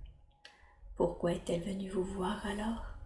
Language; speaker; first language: French; native; French